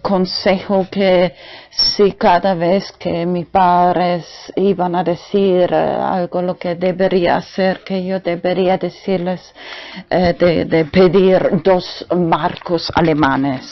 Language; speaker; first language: Spanish; non-native, learner; German